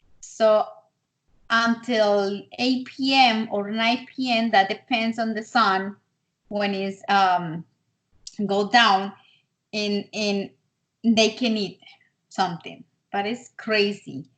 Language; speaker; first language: English; non-native, learner; Spanish